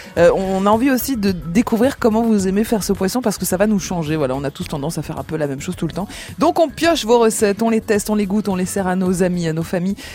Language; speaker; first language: French; native; French